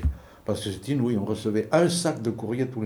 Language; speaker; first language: French; native; French